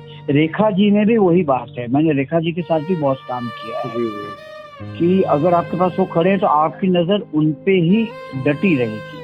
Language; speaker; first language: Hindi; native; Hindi